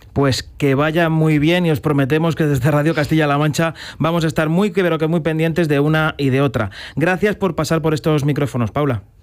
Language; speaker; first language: Spanish; native; Spanish